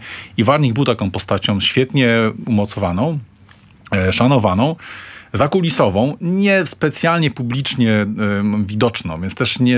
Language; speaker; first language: Polish; native; Polish